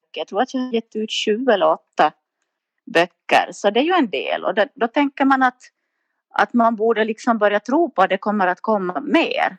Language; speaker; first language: Swedish; native; Swedish